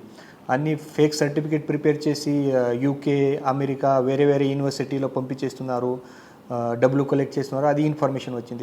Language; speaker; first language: Telugu; non-native, fluent; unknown